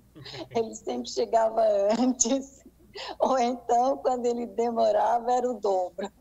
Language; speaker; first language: Portuguese; native; Portuguese